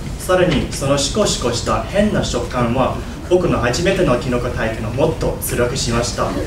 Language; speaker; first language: Japanese; non-native, fluent; Chinese